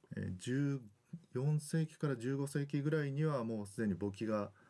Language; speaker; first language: Japanese; native; Japanese